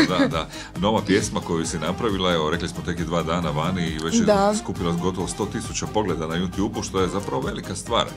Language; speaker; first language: Croatian; native; Croatian